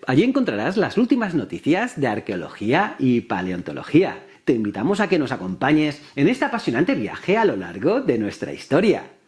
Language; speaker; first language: Spanish; native; Spanish